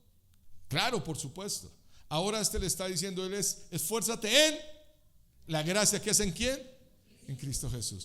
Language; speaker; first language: Spanish; native; Spanish